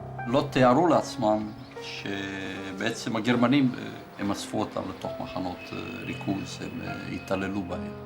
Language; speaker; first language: Hebrew; early bilingual, other home language; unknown